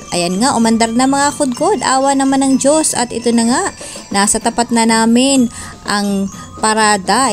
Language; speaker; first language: Filipino; native; Filipino